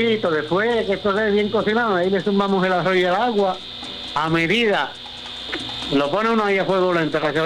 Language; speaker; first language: Spanish; early bilingual, heritage; Spanish